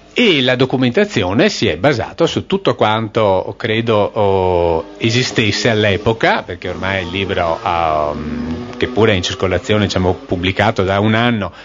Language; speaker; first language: Italian; native; Italian